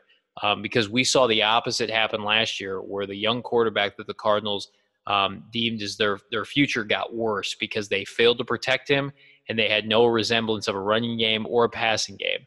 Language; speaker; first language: English; native; English